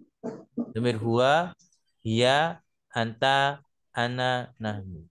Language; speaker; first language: Arabic; non-native, fluent; Indonesian